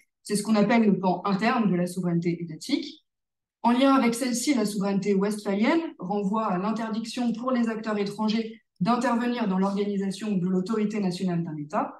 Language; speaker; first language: French; native; French